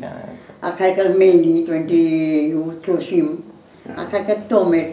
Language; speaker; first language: Hebrew; non-native, learner; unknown